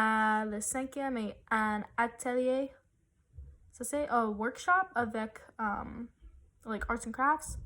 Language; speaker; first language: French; non-native, learner; English